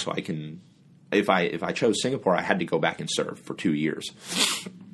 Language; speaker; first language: English; native; English